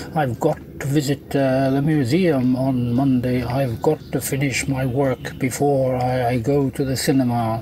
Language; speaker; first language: English; native; English